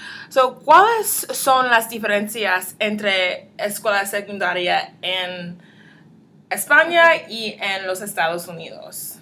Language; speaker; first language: Spanish; non-native, learner; English